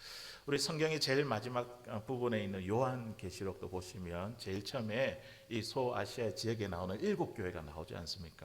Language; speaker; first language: Korean; native; Korean